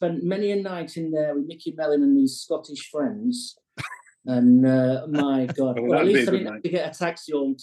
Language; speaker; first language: English; native; English